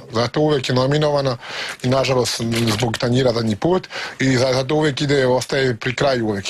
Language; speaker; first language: Bosnian; early bilingual, heritage; Serbian